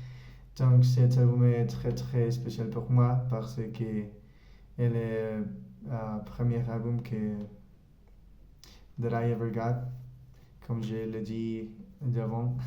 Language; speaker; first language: French; non-native, learner; Spanish